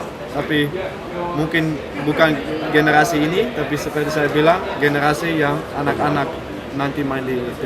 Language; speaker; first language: Indonesian; non-native, fluent; Dutch